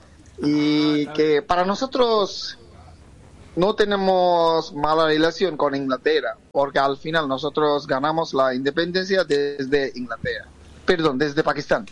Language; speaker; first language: Spanish; non-native, fluent; Bangla